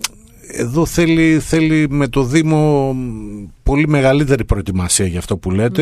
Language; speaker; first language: Greek; native; Greek